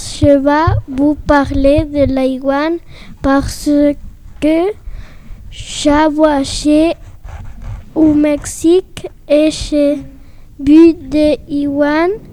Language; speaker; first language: French; non-native, learner; Spanish